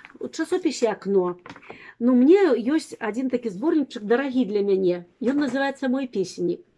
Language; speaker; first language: Belarusian; native; Belarusian